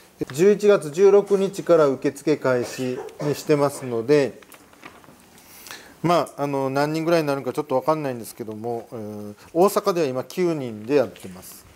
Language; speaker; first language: Japanese; native; Japanese